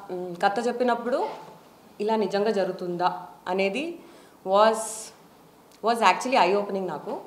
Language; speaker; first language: Telugu; native; Telugu